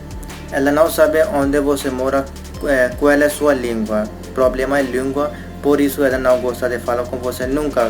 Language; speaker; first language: Portuguese; non-native, learner; Hindi